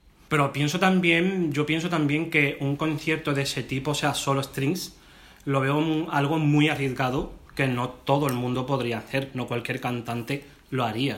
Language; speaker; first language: Spanish; native; Spanish